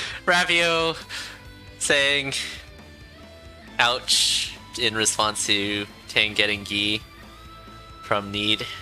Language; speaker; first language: English; native; English